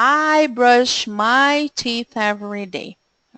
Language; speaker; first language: English; non-native, fluent; Portuguese